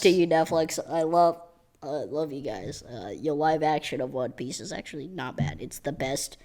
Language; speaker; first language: English; native; English